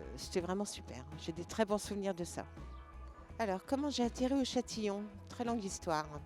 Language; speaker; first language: French; native; French